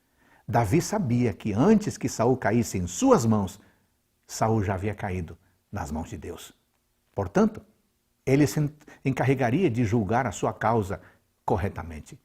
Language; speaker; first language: Portuguese; native; Portuguese